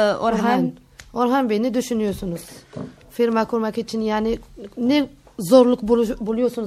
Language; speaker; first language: Turkish; non-native, fluent; Arabic